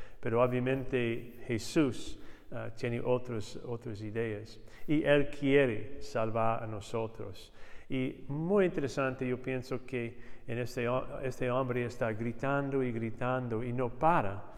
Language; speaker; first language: Spanish; non-native, learner; English